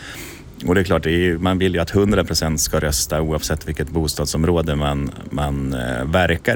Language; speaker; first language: Swedish; native; Swedish